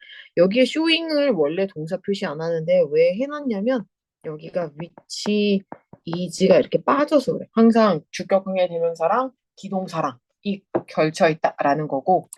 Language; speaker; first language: Korean; native; Korean